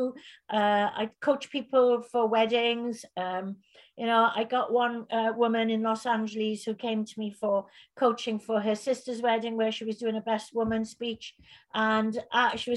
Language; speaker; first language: English; native; English